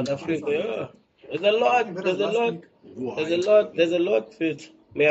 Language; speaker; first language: English; non-native, local second language; Xhosa